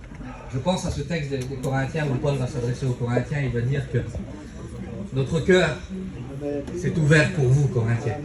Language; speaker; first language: French; native; French